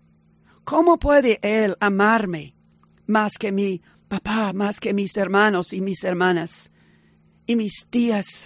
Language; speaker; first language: Spanish; early bilingual, heritage; Spanish